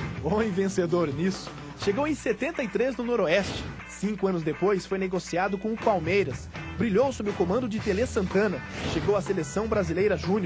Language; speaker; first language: Portuguese; native; Portuguese